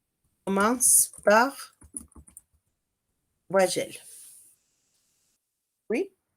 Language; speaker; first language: French; non-native, fluent; Spanish